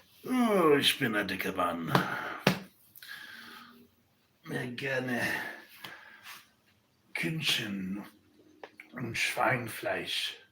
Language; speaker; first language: German; non-native, learner; Spanish